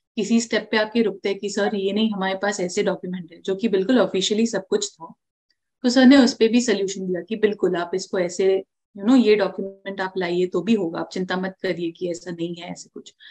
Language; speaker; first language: Hindi; non-native, local second language; Marathi